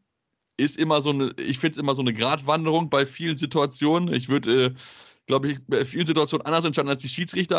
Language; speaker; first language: German; native; German